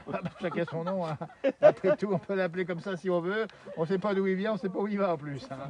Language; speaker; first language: French; native; French